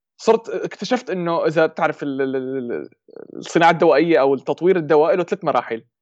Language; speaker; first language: Arabic; native; Arabic